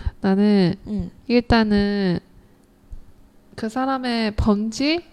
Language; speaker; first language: Korean; non-native, learner; Chinese